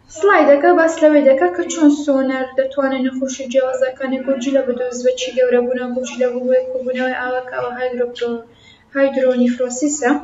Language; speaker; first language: Central Kurdish; non-native, local second language; Kurdish